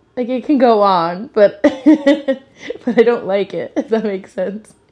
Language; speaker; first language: English; native; English